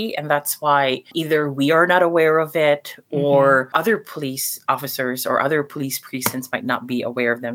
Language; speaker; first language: English; non-native, local second language; Cebuano